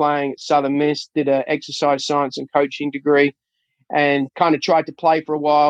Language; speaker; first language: English; native; English